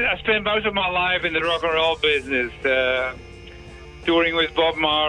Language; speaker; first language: English; non-native, fluent; Dutch